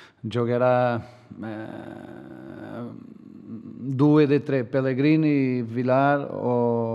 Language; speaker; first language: Italian; non-native, learner; Portuguese